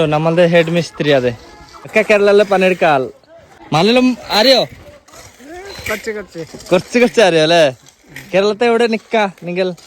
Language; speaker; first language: Malayalam; non-native, learner; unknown